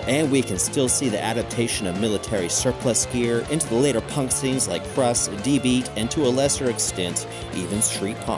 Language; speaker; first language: English; native; English